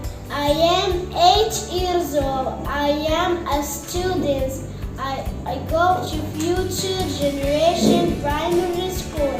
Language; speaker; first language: English; non-native, learner; Arabic